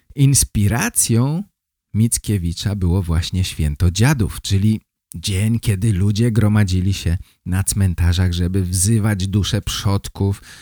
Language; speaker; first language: Polish; native; Polish